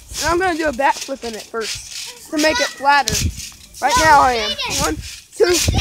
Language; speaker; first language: English; native; English